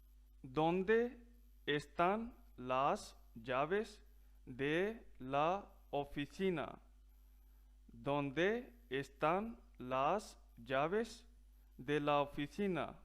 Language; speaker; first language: Spanish; non-native, fluent; Punjabi